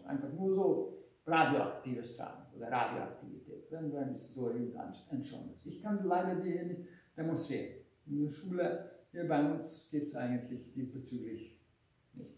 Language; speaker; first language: German; non-native, fluent; Hungarian